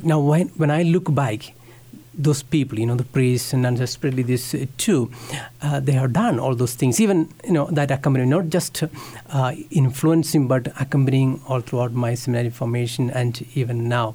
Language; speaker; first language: English; non-native, local second language; Malayalam